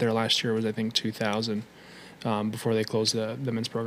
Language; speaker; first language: English; native; English